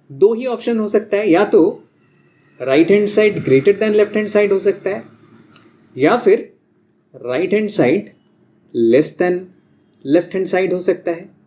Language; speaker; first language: Hindi; non-native, local second language; Bangla